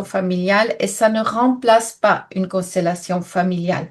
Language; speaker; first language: French; non-native, fluent; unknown